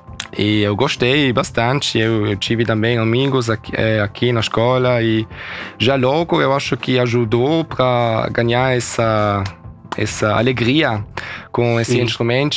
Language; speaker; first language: Portuguese; early bilingual, heritage; German